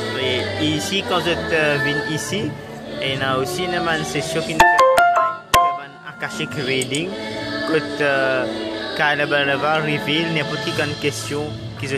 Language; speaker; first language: French; non-native, learner; Morisyen